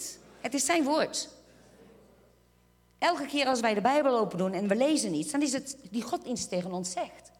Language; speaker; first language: Dutch; non-native, fluent; Portuguese